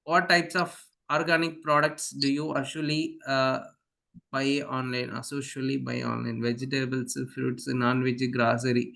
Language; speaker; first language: English; non-native, local second language; Tamil